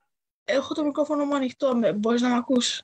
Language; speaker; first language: Greek; non-native, learner; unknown